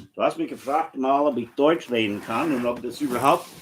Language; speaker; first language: German; non-native, fluent; English